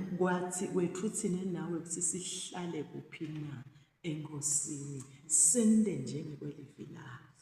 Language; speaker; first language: Zulu; non-native, local second language; Swati